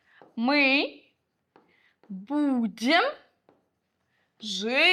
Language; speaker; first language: Russian; non-native, local second language; Uzbek